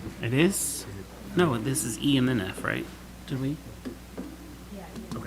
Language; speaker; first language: English; native; English